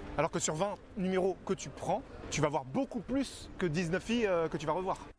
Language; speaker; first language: French; native; French